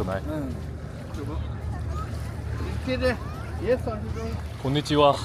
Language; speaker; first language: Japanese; non-native, learner; Korean